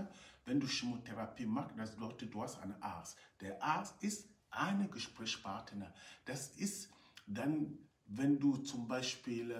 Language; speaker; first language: German; non-native, fluent; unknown